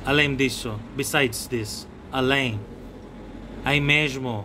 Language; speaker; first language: Portuguese; non-native, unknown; Bangla